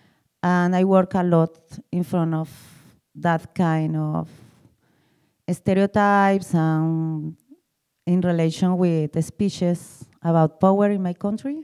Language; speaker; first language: English; non-native, learner; Spanish